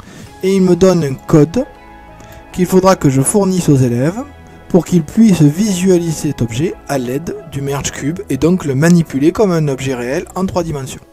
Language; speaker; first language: French; native; French